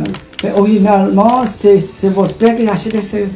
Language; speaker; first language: French; non-native, local second language; Morisyen